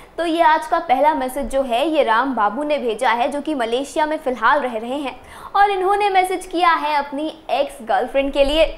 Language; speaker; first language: Hindi; native; Hindi